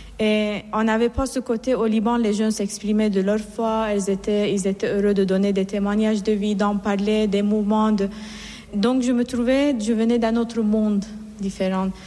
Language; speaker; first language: French; non-native, fluent; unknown